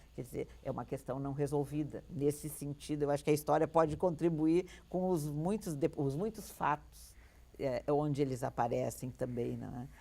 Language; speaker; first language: Portuguese; native; Portuguese